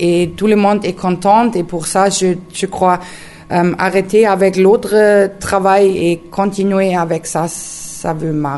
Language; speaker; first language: French; non-native, learner; German